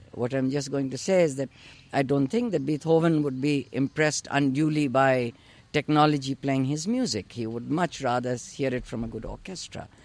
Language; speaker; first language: English; non-native, local second language; Urdu